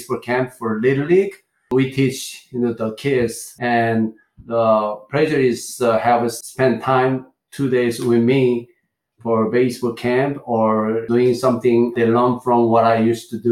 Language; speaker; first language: English; non-native, learner; Korean